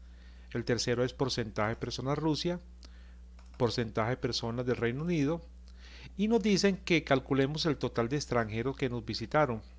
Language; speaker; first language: Spanish; native; Spanish